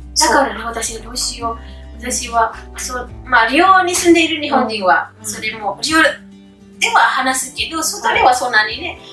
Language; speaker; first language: Japanese; non-native, fluent; Indonesian